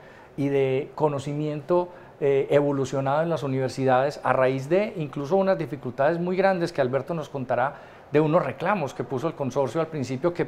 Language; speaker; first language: Spanish; native; Spanish